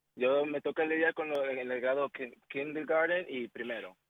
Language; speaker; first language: Spanish; native; Spanish